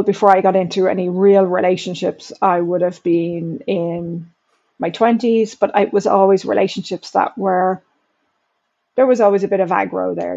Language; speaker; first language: English; native; English